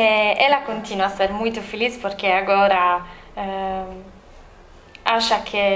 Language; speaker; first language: Portuguese; non-native, learner; Italian